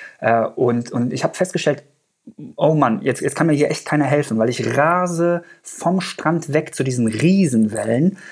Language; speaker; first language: German; early bilingual, other home language; Persian